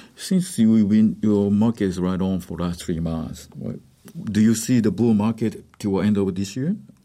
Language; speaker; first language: English; non-native, fluent; Japanese